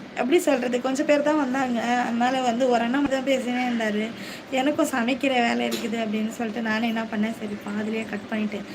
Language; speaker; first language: Tamil; non-native, local second language; Urdu